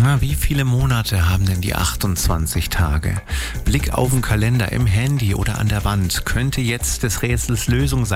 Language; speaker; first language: German; native; German